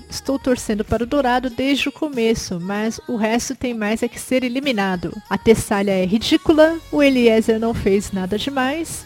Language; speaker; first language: Portuguese; native; Portuguese